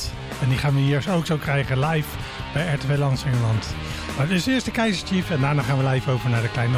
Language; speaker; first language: Dutch; native; Dutch